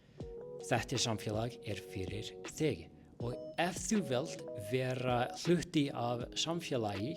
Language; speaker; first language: Icelandic; non-native, fluent; English